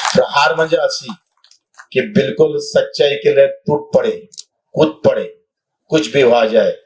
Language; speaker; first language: Hindi; non-native, local second language; Marathi